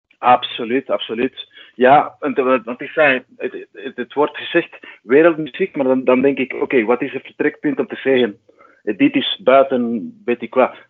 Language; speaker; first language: Dutch; non-native, fluent; Spanish